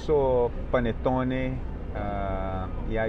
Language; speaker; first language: Spanish; non-native, fluent; Portuguese